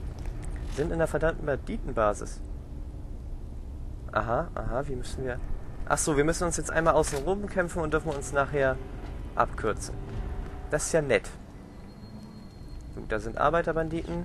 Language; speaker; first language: German; native; German